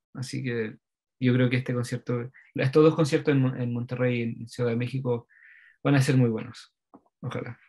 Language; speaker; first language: Spanish; early bilingual, heritage; Norwegian